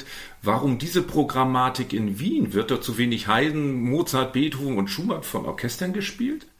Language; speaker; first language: German; native; German